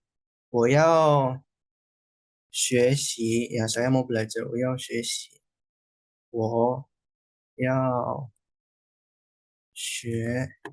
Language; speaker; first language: Chinese; non-native, fluent; Indonesian